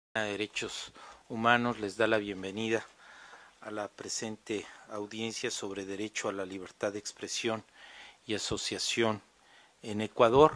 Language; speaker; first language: Spanish; native; Spanish